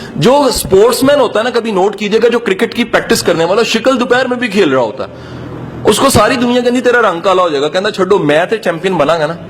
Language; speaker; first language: Urdu; native; Urdu